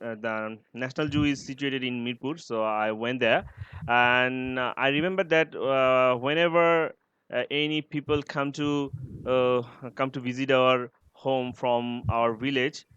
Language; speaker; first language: English; non-native, learner; Bangla